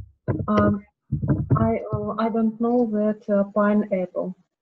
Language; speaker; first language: English; non-native, learner; Russian